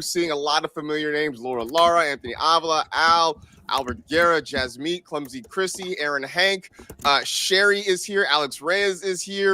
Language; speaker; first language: English; native; English